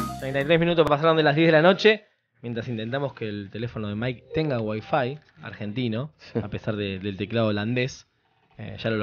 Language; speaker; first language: Spanish; native; Spanish